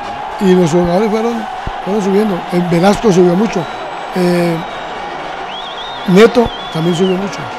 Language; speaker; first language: Spanish; native; Spanish